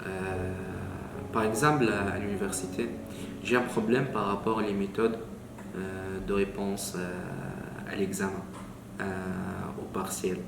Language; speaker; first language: French; non-native, learner; Arabic